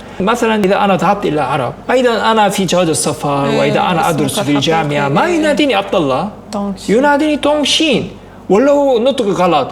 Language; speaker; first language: Arabic; non-native, fluent; Korean